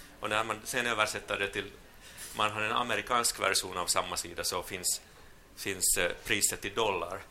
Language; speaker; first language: Swedish; non-native, local second language; Finnish